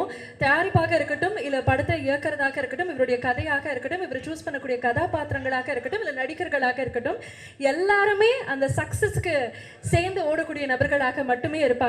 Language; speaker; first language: Tamil; native; Tamil